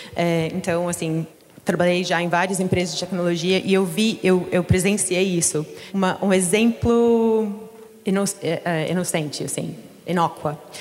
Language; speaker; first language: Portuguese; non-native, fluent; English